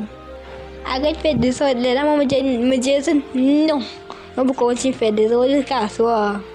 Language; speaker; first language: French; non-native, local second language; Morisyen